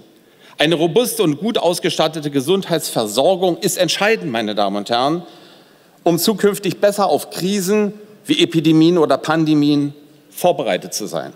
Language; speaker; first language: German; native; German